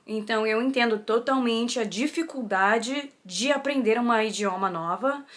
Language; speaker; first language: Portuguese; early bilingual, heritage; Portuguese